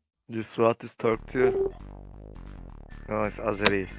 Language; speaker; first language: English; non-native, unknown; Turkish